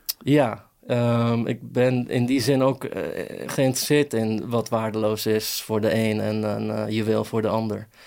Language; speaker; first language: Dutch; early bilingual, other home language; Persian